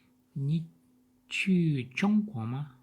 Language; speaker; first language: Chinese; non-native, learner; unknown